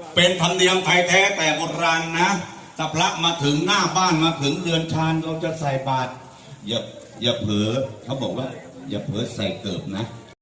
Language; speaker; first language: Thai; native; Thai